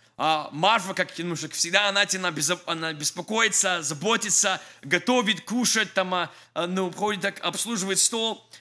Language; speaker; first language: Russian; early bilingual, heritage; English